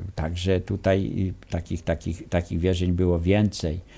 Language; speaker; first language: Polish; native; Polish